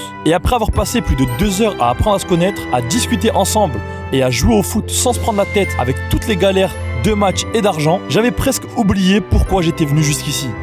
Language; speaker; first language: French; native; French